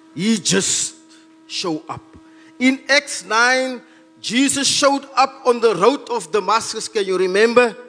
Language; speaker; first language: English; non-native, local second language; Afrikaans